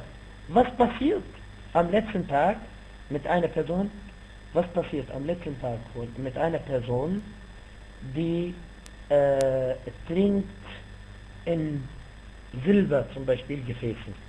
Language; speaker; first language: German; non-native, fluent; Arabic